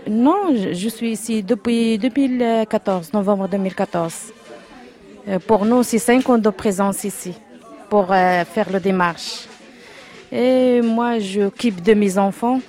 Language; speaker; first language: French; non-native, learner; Arabic